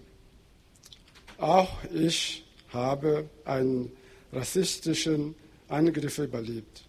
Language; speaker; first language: German; non-native, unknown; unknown